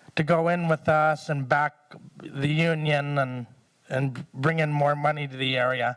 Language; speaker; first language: English; native; English